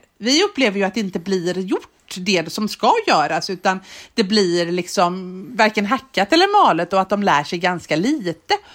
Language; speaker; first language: Swedish; native; Swedish